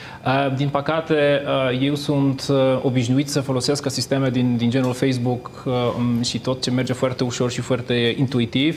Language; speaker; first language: Romanian; non-native, fluent; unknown